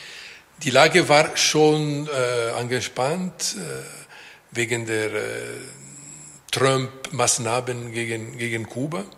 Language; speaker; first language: German; non-native, local second language; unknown